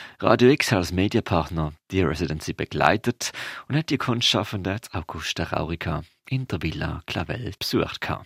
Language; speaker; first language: German; native; German